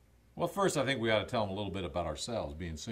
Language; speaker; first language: English; native; English